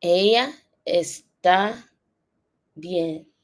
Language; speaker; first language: Spanish; non-native, learner; English